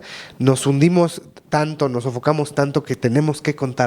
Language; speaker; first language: Spanish; native; Spanish